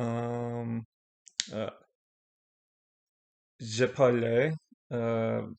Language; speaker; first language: French; non-native, learner; English